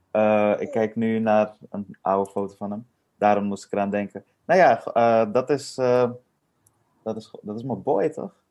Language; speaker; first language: Dutch; early bilingual, other home language; Persian